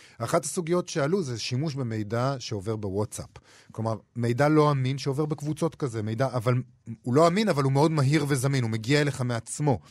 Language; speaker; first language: Hebrew; native; Hebrew